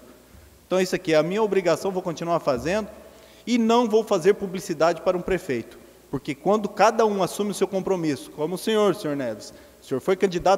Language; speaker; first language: Portuguese; native; Portuguese